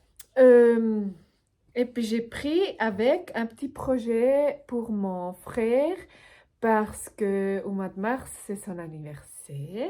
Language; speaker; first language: French; non-native, local second language; Swiss German